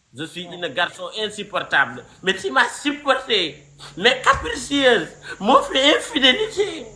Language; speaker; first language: French; non-native, local second language; Fula